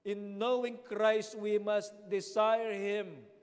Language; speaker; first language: English; non-native, local second language; Filipino